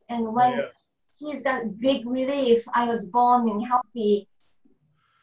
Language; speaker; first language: English; non-native, learner; Japanese